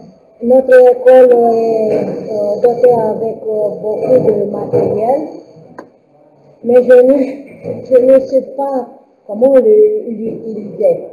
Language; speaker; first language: French; non-native, learner; Romanian